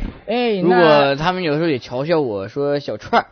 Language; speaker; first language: Chinese; non-native, fluent; English